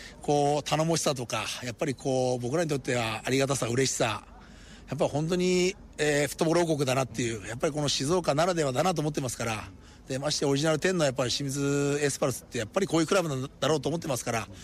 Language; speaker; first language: Japanese; native; Japanese